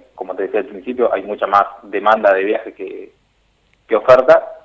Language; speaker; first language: Spanish; native; Spanish